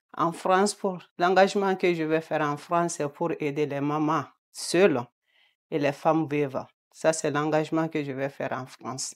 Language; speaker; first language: French; non-native, local second language; Bambara